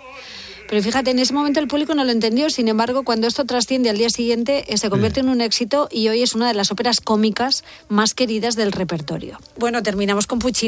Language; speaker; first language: Spanish; native; Spanish